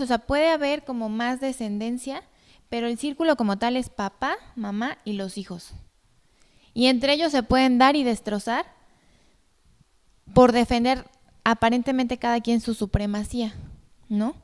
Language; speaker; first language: Spanish; native; Spanish